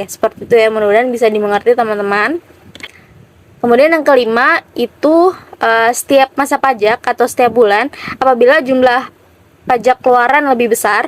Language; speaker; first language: Indonesian; native; Indonesian